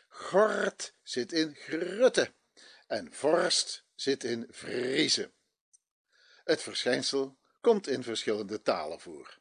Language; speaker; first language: Dutch; native; Dutch